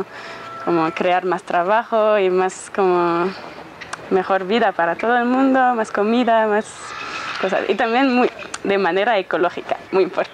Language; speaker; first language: Spanish; non-native, fluent; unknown